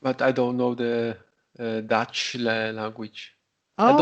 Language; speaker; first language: English; non-native, learner; Italian